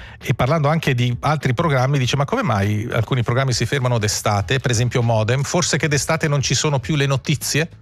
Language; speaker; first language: Italian; native; Italian